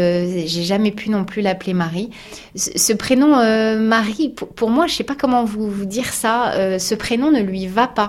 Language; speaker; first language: French; native; French